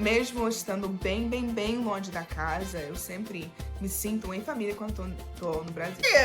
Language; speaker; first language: Portuguese; non-native, fluent; English